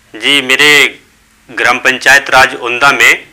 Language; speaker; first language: Hindi; native; Hindi